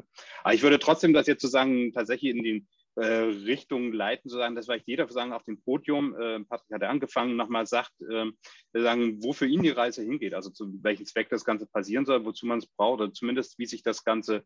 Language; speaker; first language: German; native; German